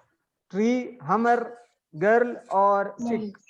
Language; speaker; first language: English; non-native, learner; Arabic